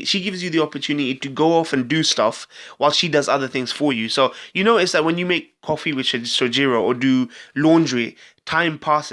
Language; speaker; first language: English; native; English